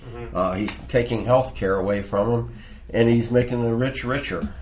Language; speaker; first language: English; native; English